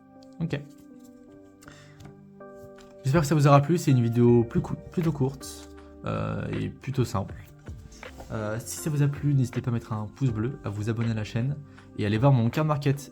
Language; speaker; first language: French; native; French